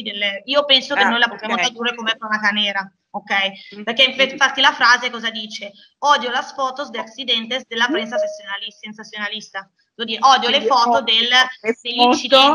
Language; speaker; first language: Italian; native; Italian